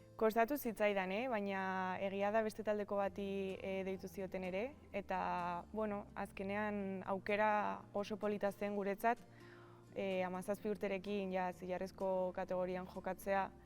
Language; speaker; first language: Basque; non-native, local second language; Spanish